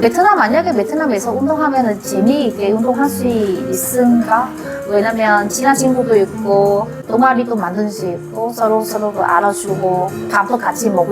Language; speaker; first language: Korean; non-native, learner; Vietnamese